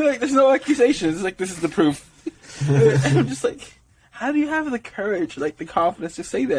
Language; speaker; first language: English; native; English